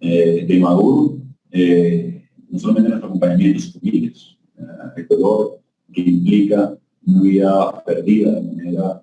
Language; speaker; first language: Spanish; native; Spanish